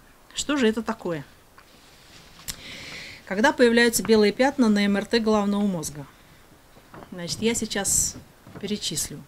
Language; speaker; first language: Russian; native; Russian